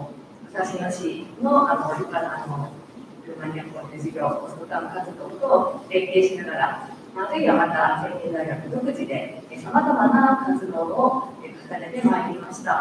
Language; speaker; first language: Japanese; native; Japanese